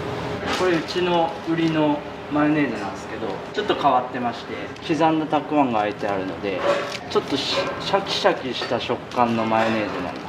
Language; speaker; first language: Japanese; native; Japanese